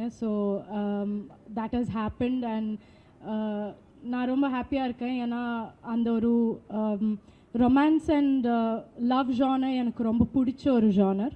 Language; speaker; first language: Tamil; non-native, local second language; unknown